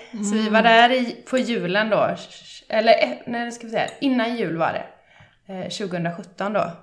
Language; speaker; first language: Swedish; native; Swedish